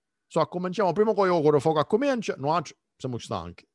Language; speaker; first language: Italian; early bilingual, other home language; Sicilian